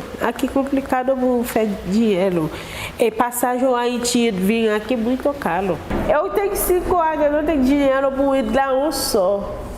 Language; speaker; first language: Portuguese; non-native, learner; Haitian Creole